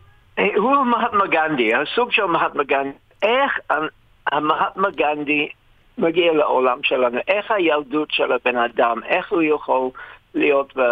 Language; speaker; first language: Hebrew; non-native, fluent; English